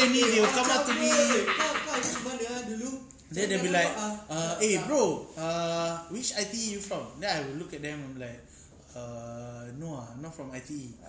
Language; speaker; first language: English; native; English